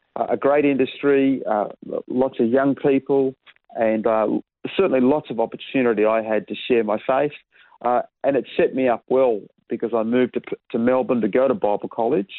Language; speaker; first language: English; native; English